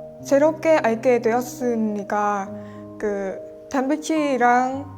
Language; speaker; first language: Korean; non-native, learner; Vietnamese